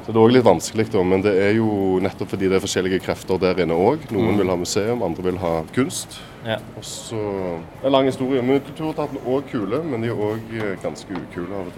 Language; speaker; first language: Norwegian; native; Norwegian